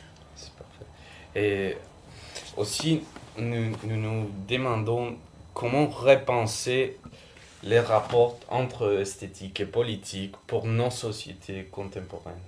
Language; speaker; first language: French; non-native, fluent; Spanish